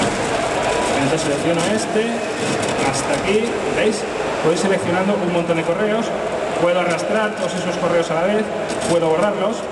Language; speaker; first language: Spanish; native; Spanish